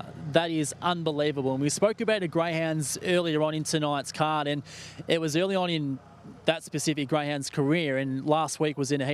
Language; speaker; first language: English; native; English